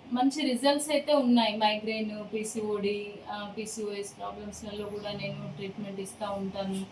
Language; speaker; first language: Telugu; native; Telugu